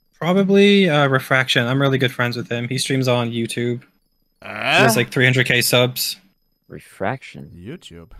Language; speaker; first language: English; native; English